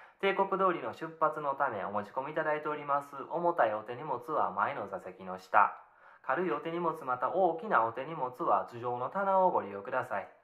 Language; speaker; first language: Japanese; native; Japanese